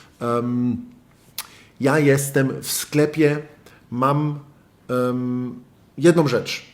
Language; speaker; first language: Polish; early bilingual, other home language; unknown